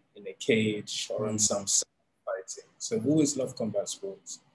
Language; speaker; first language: English; native; English